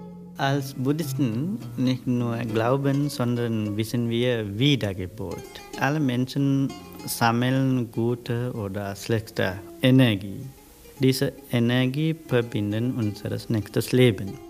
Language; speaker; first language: German; non-native, learner; Sinhala